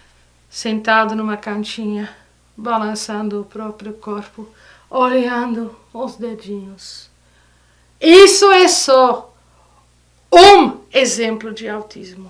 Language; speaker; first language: Portuguese; non-native, fluent; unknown